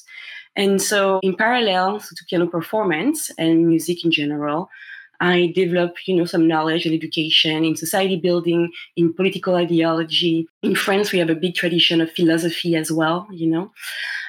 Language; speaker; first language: English; non-native, fluent; French